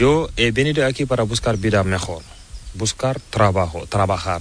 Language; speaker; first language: Spanish; non-native, learner; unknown